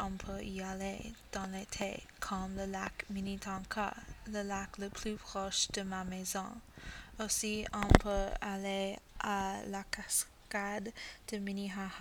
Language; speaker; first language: French; non-native, learner; English